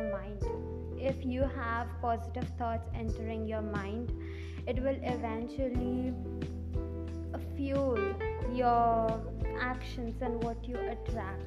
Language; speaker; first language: English; non-native, local second language; Hindi